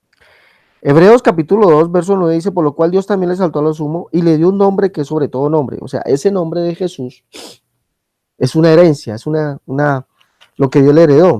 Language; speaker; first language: Spanish; native; Spanish